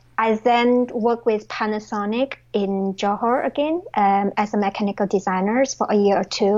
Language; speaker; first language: English; non-native, local second language; Chinese